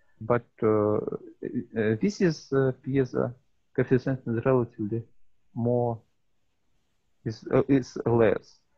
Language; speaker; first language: English; non-native, learner; Russian